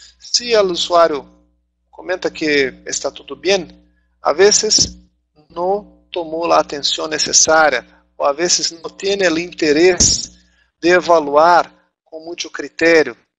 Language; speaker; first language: Portuguese; native; Portuguese